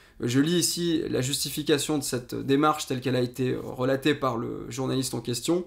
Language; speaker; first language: French; native; French